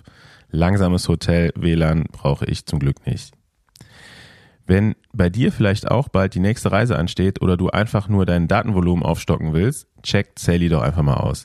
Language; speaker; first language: German; native; German